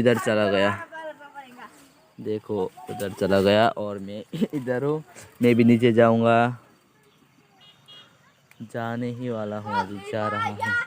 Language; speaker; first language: Hindi; non-native, local second language; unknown